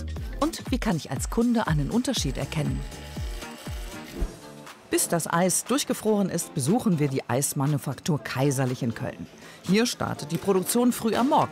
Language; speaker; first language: German; native; German